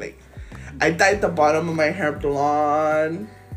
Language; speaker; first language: English; early bilingual, other home language; Spanish